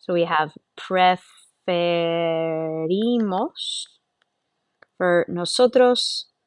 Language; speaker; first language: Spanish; non-native, fluent; English